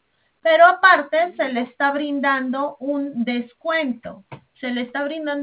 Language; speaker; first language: Spanish; native; Spanish